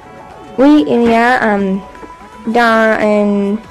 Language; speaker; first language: French; non-native, local second language; English